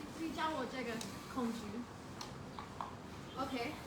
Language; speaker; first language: Chinese; non-native, learner; English